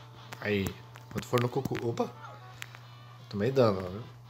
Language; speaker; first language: Portuguese; native; Portuguese